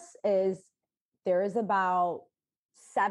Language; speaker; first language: English; native; English